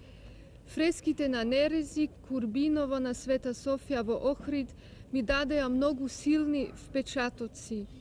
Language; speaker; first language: Macedonian; non-native, learner; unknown